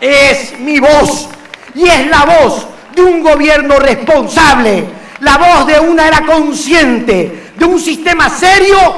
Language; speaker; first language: Spanish; native; Spanish